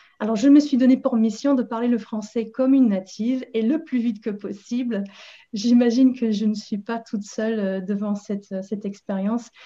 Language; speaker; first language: French; non-native, fluent; English